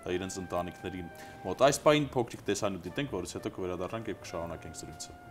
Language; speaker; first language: Armenian; native; Armenian